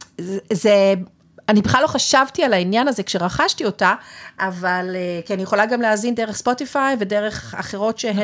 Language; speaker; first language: Hebrew; native; Hebrew